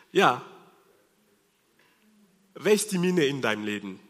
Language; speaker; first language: German; non-native, fluent; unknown